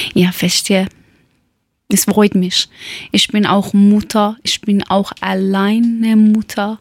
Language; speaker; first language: German; non-native, learner; Persian